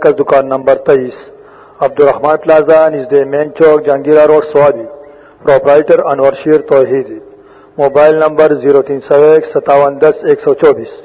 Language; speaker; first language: Urdu; non-native, local second language; Punjabi